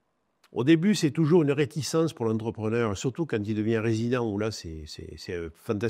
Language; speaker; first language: French; native; French